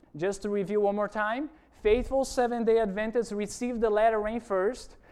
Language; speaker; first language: English; non-native, fluent; Portuguese